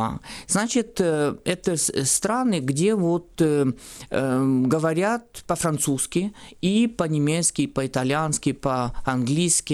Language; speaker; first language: Russian; non-native, fluent; French